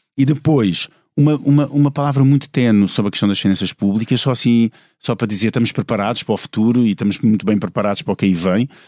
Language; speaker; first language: Portuguese; native; Portuguese